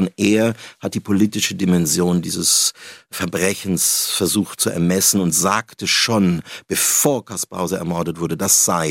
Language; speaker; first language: German; native; German